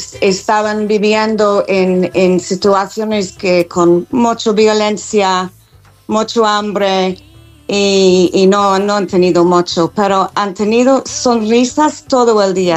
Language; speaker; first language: Spanish; non-native, learner; English